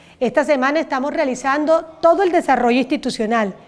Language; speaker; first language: Spanish; native; Spanish